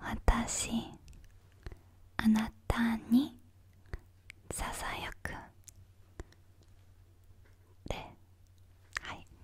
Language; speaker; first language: Japanese; non-native, learner; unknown